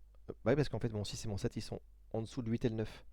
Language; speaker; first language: French; native; French